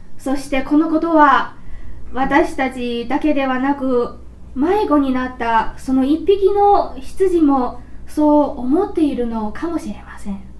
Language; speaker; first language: Japanese; non-native, fluent; Chinese